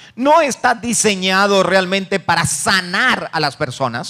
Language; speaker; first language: Spanish; native; Spanish